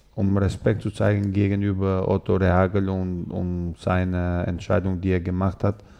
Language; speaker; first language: German; non-native, fluent; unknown